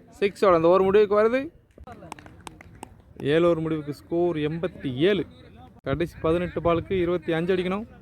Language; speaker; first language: Tamil; native; Tamil